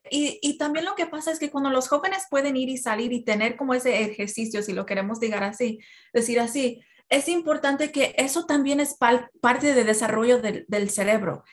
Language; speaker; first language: Spanish; early bilingual, heritage; Spanish